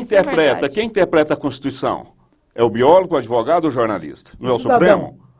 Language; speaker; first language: Portuguese; native; Portuguese